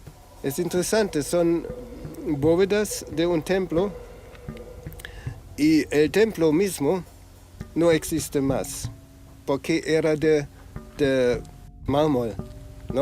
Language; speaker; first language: Spanish; non-native, fluent; German